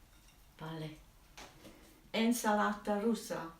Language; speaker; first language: Spanish; non-native, learner; English